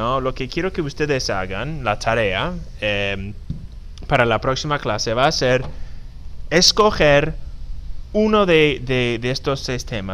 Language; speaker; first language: Spanish; non-native, fluent; English